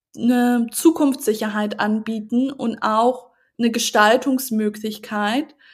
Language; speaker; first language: German; native; German